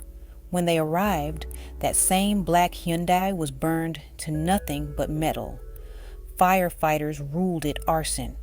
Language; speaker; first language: English; native; English